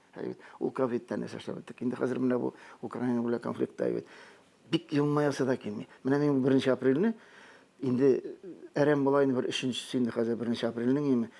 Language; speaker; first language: Tatar; native; Tatar